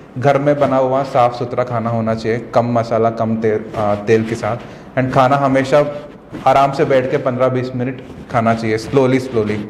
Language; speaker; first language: Hindi; non-native, local second language; Kannada